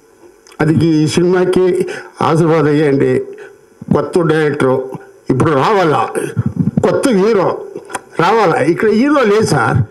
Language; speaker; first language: Telugu; non-native, learner; Kannada